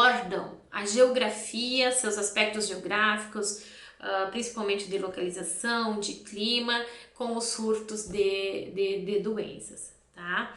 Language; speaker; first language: Portuguese; native; Portuguese